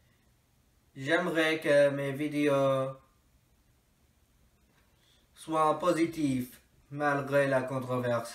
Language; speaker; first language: French; non-native, fluent; English